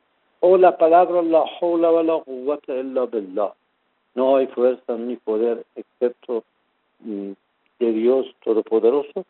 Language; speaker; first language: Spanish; non-native, fluent; Persian